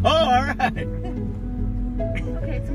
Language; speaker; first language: English; native; English